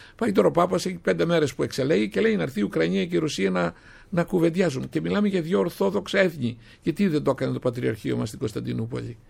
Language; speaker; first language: Greek; native; Greek